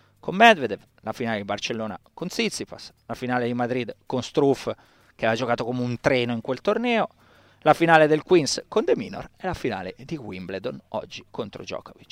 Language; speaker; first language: Italian; native; Italian